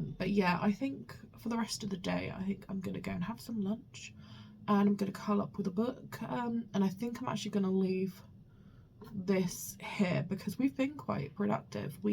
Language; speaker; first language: English; native; English